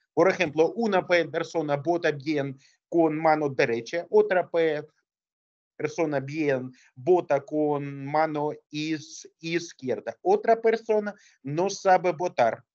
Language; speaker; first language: Spanish; non-native, learner; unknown